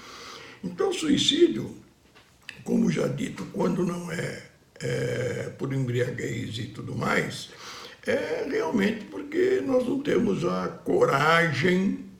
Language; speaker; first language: Portuguese; native; Portuguese